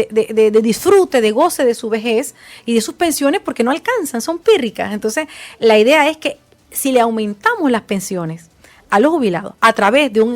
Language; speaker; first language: Spanish; native; Spanish